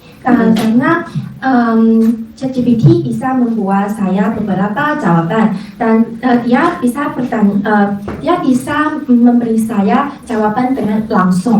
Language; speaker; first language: Indonesian; non-native, fluent; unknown